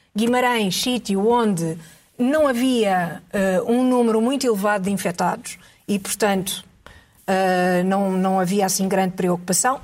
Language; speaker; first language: Portuguese; native; Portuguese